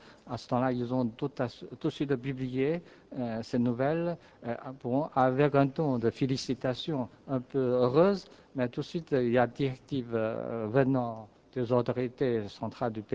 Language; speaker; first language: French; non-native, fluent; Chinese